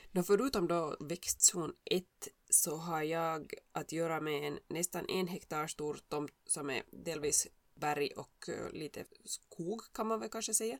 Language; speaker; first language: Swedish; native; Swedish